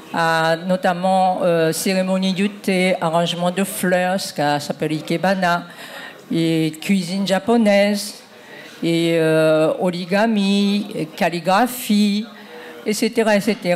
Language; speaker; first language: French; non-native, fluent; Japanese